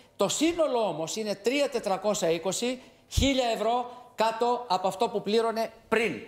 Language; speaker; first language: Greek; native; Greek